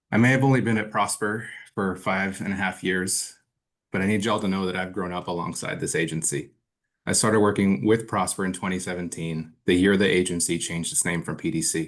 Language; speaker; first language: English; early bilingual, other home language; Spanish